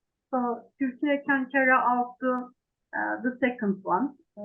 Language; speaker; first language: English; non-native, fluent; Turkish